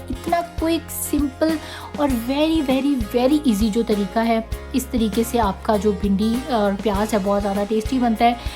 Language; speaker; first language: Urdu; native; Urdu